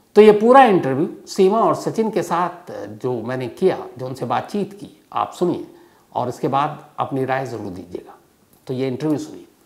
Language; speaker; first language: Hindi; native; Hindi